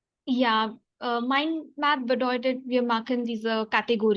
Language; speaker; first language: German; non-native, fluent; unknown